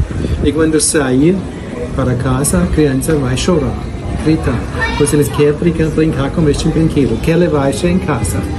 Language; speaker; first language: Portuguese; non-native, learner; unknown